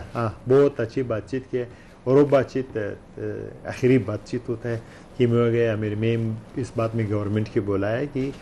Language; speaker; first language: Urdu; non-native, learner; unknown